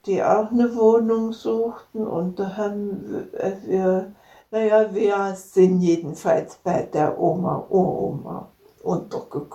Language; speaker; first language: German; native; German